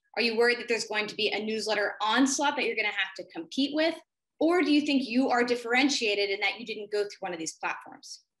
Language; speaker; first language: English; native; English